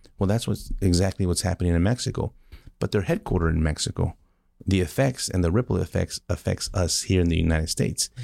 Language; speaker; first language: English; early bilingual, other home language; Spanish